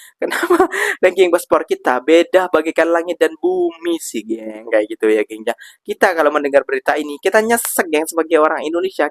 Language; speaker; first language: Indonesian; native; Indonesian